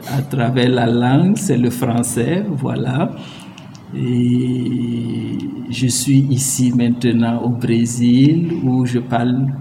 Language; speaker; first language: French; non-native, local second language; Mossi